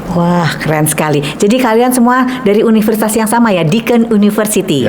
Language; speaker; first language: Indonesian; native; Indonesian